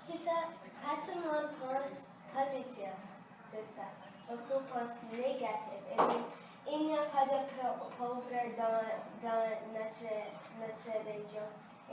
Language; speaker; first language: French; early bilingual, other home language; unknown